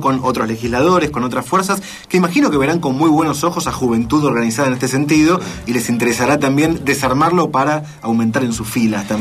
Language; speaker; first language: Spanish; native; Spanish